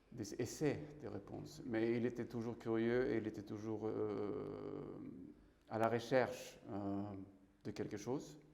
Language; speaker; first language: French; non-native, fluent; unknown